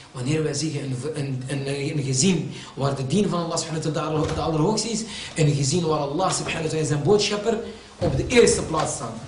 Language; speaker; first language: Dutch; early bilingual, other home language; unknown